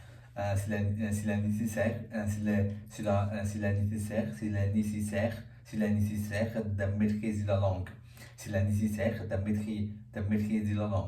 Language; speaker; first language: French; non-native, learner; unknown